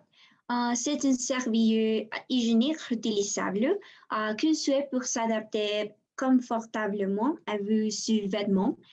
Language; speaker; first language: French; non-native, learner; Spanish